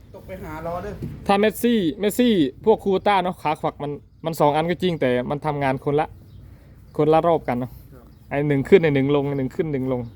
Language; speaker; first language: Thai; native; Thai